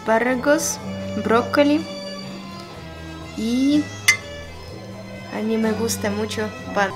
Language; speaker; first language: Spanish; non-native, fluent; Ukrainian